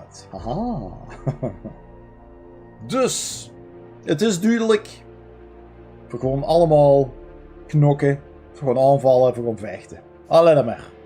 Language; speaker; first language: Dutch; native; Dutch